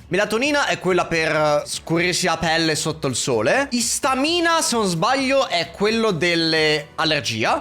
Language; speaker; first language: Italian; native; Italian